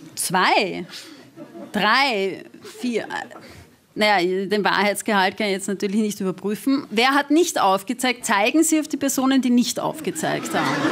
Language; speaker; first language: German; native; German